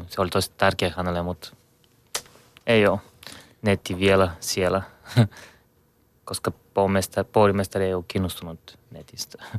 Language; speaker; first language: Finnish; non-native, learner; Bulgarian